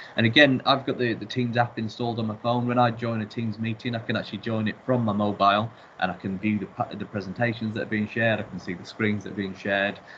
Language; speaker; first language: English; native; English